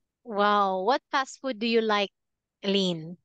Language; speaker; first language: English; non-native, fluent; Filipino